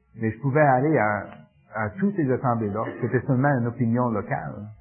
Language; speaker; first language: French; native; French